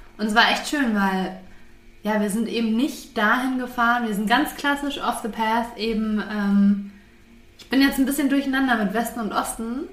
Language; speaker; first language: German; native; German